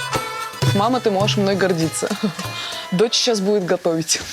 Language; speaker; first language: Russian; native; Russian